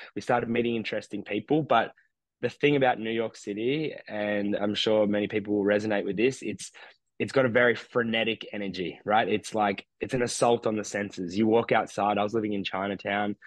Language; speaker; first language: English; native; English